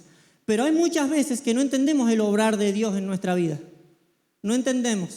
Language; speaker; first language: Spanish; native; Spanish